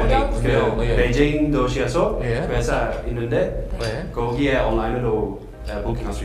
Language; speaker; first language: Korean; non-native, learner; Dutch